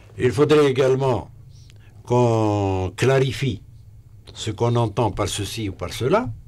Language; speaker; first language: French; non-native, local second language; Arabic